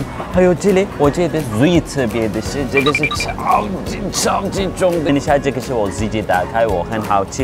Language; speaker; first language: Chinese; non-native, fluent; Turkish